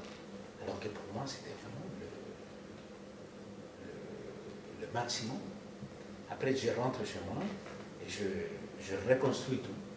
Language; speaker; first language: French; non-native, fluent; Spanish